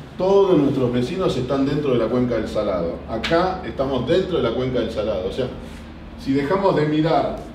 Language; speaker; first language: Spanish; native; Spanish